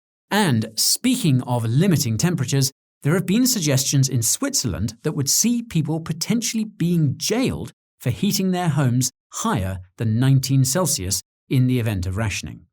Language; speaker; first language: English; native; English